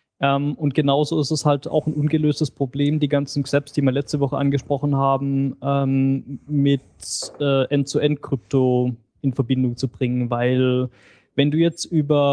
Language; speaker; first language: German; native; German